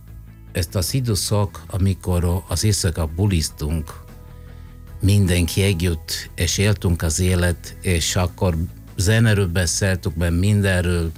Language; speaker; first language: Hungarian; non-native, fluent; Italian